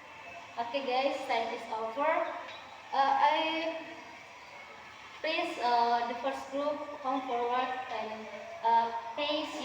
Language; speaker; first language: English; non-native, learner; Indonesian